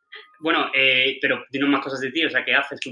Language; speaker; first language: Spanish; native; Spanish